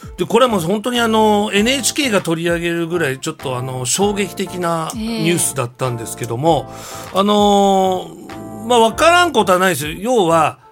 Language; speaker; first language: Japanese; native; Japanese